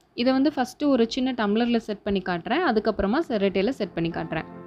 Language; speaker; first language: Tamil; native; Tamil